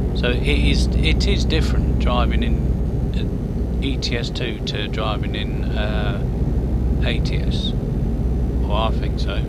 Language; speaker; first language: English; native; English